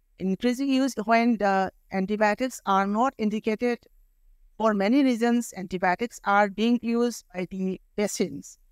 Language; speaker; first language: English; non-native, local second language; Manipuri